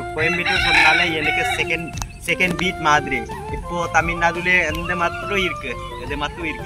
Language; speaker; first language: Tamil; non-native, learner; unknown